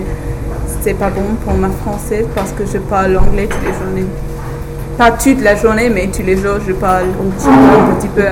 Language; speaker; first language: French; non-native, learner; English